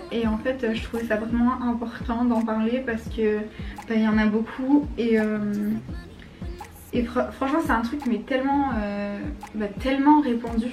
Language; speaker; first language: French; native; French